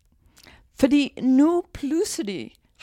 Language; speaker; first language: Danish; non-native, fluent; English